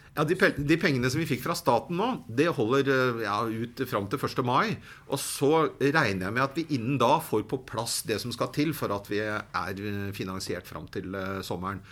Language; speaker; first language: Norwegian; native; Norwegian